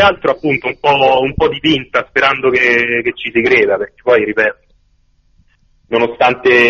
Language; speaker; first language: Italian; native; Italian